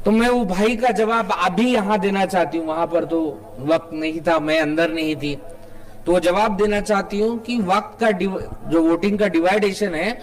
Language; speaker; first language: Hindi; non-native, local second language; Marathi